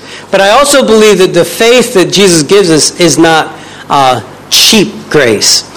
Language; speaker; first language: English; native; English